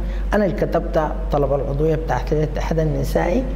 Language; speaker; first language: Arabic; native; Arabic